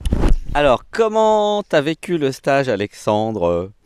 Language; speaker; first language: French; native; French